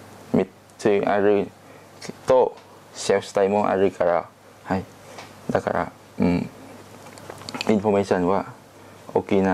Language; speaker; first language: Japanese; non-native, learner; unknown